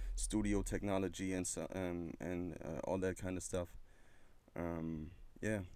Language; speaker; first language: English; non-native, fluent; German